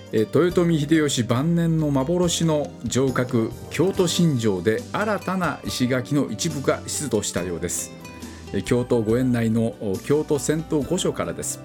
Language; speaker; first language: Japanese; native; Japanese